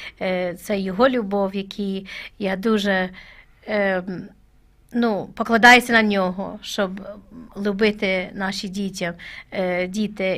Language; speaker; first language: Ukrainian; non-native, learner; English